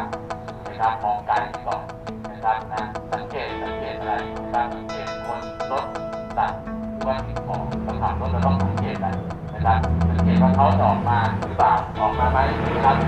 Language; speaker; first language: Thai; native; Thai